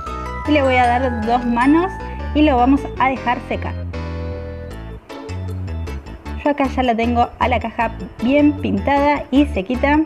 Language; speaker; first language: Spanish; native; Spanish